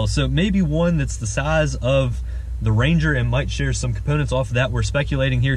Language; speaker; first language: English; native; English